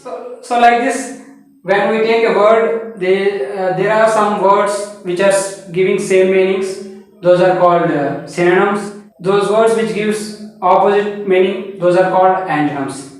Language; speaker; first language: English; non-native, local second language; Telugu